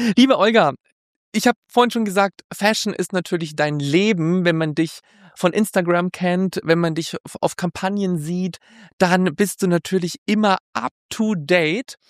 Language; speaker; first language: German; native; German